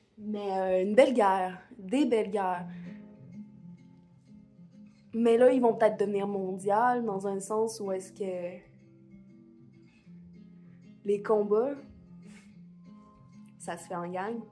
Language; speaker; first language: French; native; French